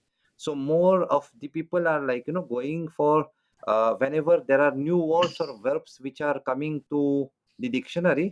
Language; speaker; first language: English; non-native, local second language; French